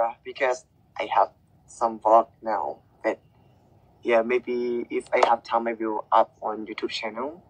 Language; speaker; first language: English; non-native, learner; Thai